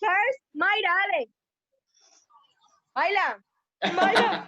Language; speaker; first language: English; non-native, learner; Spanish